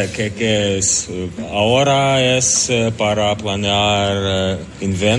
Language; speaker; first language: Spanish; non-native, learner; Ukrainian